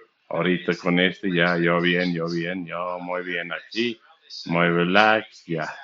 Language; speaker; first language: Spanish; non-native, learner; English